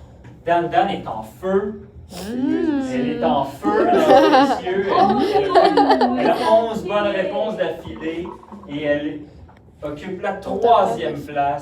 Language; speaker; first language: French; native; French